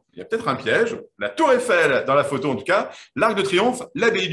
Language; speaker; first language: French; native; French